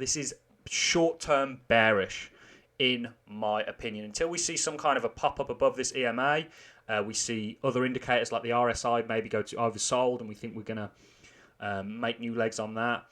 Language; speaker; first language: English; native; English